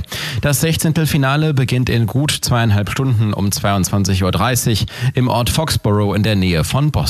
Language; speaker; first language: German; native; German